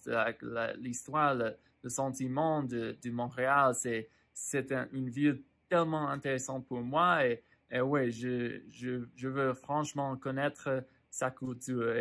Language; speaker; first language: French; non-native, fluent; English